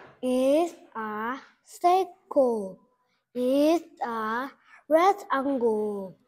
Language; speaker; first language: English; non-native, learner; Vietnamese